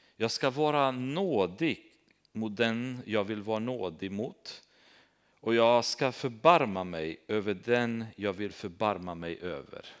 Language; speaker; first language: Swedish; non-native, fluent; Romanian